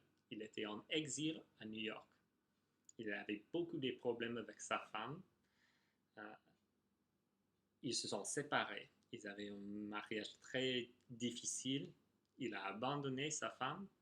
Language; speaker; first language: French; non-native, fluent; English